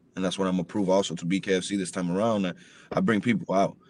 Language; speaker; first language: English; early bilingual, other home language; Spanish